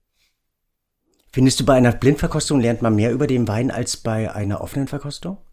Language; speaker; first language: German; native; German